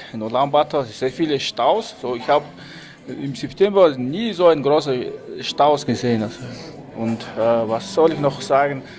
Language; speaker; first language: German; non-native, fluent; Mongolian